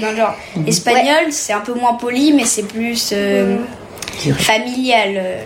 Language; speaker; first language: French; early bilingual, heritage; French